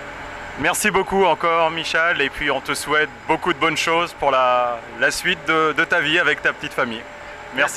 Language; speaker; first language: French; native; French